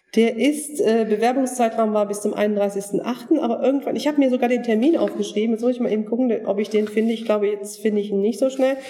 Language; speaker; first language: German; non-native, fluent; Turkish